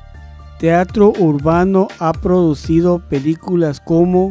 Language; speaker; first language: Spanish; early bilingual, heritage; Spanish